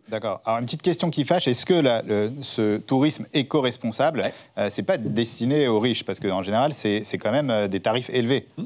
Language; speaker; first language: French; native; French